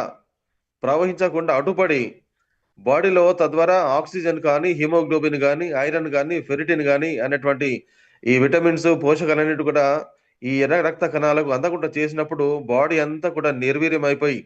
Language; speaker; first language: Telugu; native; Telugu